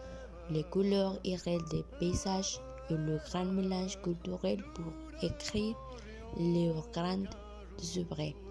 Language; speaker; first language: French; non-native, learner; Spanish